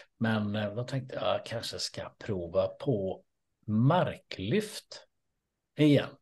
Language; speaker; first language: Swedish; native; Swedish